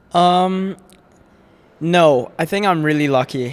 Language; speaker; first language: English; native; English